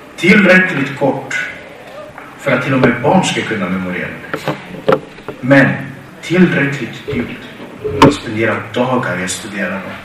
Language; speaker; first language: Swedish; non-native, fluent; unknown